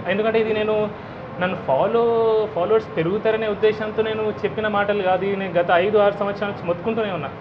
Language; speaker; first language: Telugu; non-native, fluent; Hindi